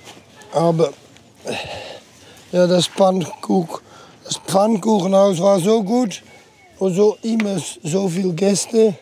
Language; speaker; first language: German; non-native, learner; Dutch